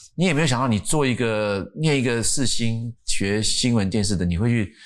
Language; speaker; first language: Chinese; native; Chinese